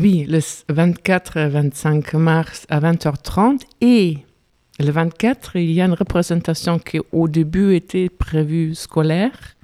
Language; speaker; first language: French; non-native, fluent; German